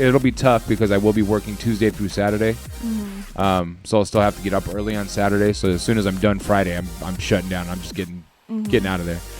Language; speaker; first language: English; native; English